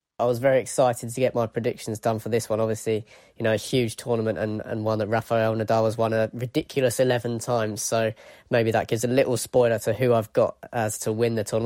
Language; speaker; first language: English; native; English